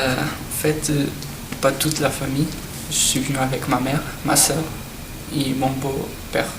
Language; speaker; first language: French; non-native, learner; Portuguese